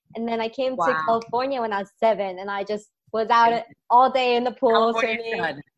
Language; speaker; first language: English; native; English